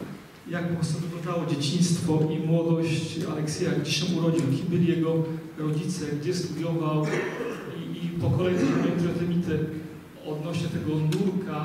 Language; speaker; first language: Polish; native; Polish